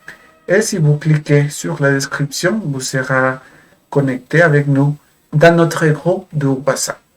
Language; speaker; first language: French; non-native, fluent; Spanish